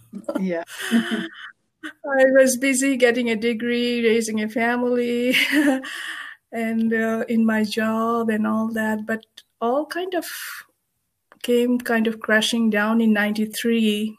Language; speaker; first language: English; non-native, local second language; Bangla